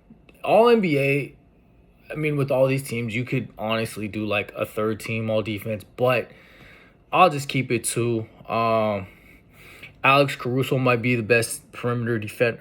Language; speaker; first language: English; native; English